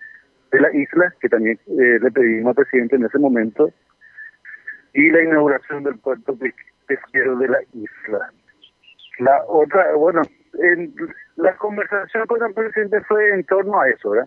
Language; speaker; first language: Spanish; native; Spanish